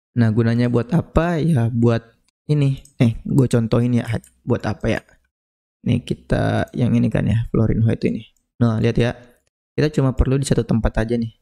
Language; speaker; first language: Indonesian; native; Indonesian